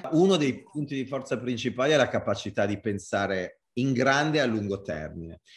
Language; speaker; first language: Italian; native; Italian